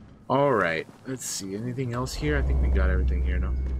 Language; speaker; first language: English; early bilingual, other home language; Spanish